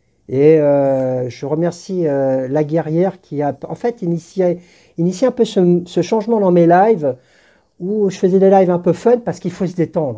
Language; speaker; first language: French; native; French